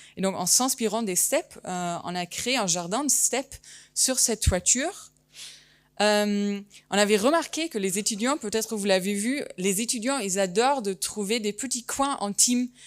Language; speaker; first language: French; non-native, fluent; German